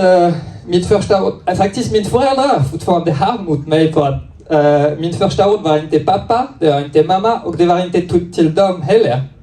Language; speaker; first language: Swedish; non-native, learner; French